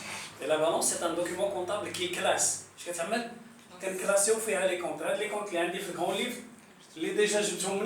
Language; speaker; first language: French; non-native, local second language; Arabic